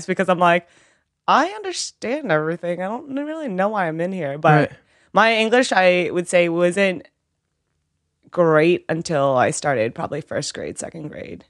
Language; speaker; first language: English; early bilingual, other home language; Vietnamese